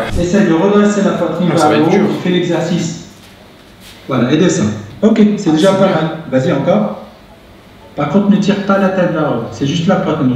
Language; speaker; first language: French; native; French